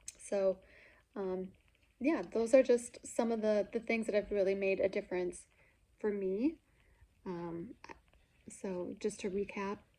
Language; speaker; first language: English; native; English